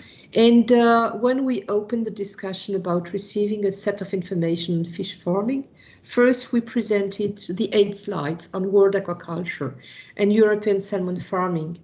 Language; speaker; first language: English; non-native, fluent; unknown